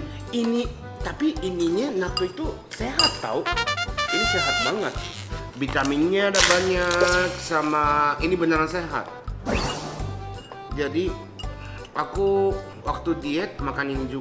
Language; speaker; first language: Indonesian; non-native, fluent; Japanese